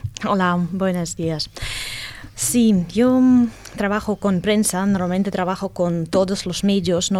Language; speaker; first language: Spanish; non-native, fluent; Russian